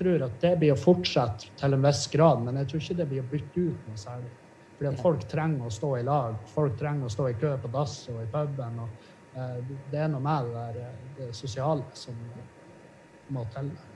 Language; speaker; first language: Norwegian; native; Norwegian